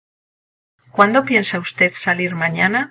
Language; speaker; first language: Spanish; non-native, learner; English